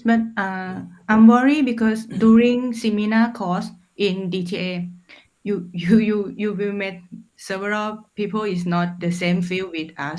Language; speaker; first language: English; non-native, fluent; Thai